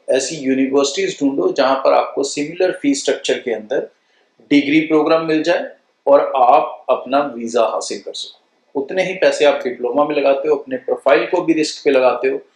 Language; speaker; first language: Hindi; non-native, local second language; Punjabi